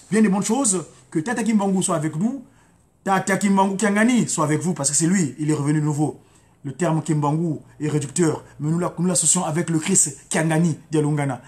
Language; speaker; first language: French; non-native, local second language; Lingala